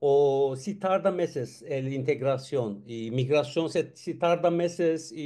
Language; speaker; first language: Spanish; non-native, learner; Turkish